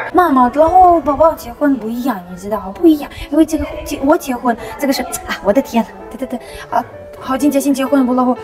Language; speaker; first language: Chinese; non-native, learner; Ukrainian